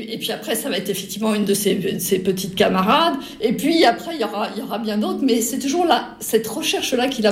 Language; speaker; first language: French; native; French